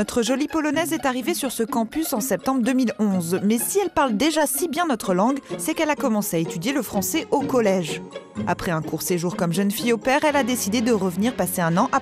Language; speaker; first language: French; native; French